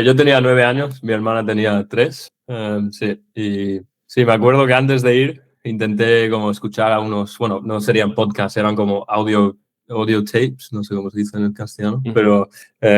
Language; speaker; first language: Spanish; early bilingual, other home language; English